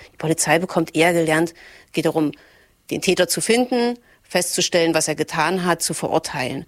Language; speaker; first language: German; native; German